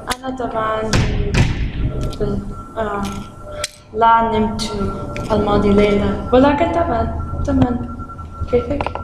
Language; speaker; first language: Arabic; non-native, learner; English